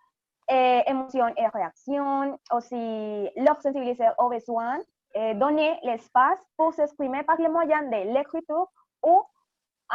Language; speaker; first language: French; non-native, fluent; Spanish